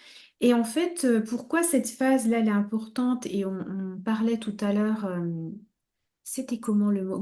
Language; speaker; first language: French; native; French